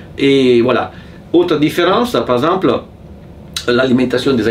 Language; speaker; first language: French; non-native, fluent; Italian